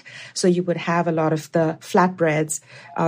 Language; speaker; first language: English; non-native, local second language; Gujarati